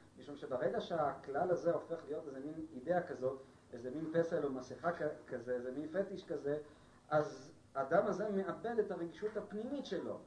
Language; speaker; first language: Hebrew; non-native, fluent; Spanish